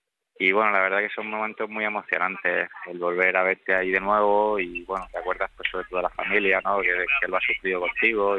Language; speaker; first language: Spanish; native; Spanish